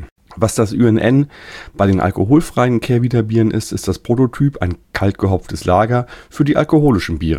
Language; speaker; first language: German; native; German